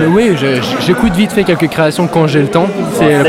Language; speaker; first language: French; native; French